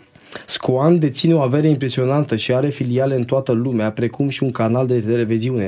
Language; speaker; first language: Romanian; native; Romanian